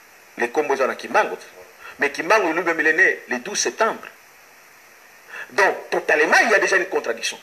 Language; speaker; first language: French; non-native, local second language; Lingala